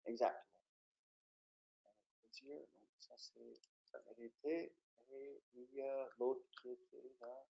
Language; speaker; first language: French; non-native, fluent; English